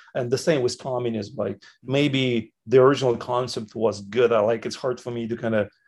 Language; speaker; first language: English; non-native, fluent; Russian